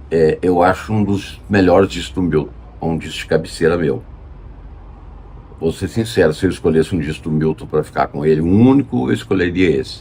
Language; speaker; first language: Portuguese; native; Portuguese